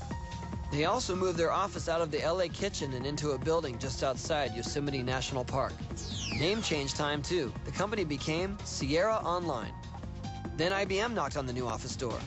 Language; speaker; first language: English; native; English